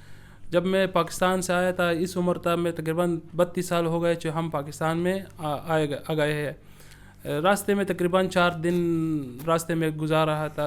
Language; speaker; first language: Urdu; early bilingual, other home language; Persian